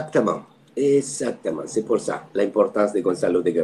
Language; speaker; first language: French; non-native, fluent; Spanish